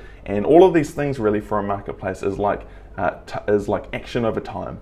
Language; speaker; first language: English; native; English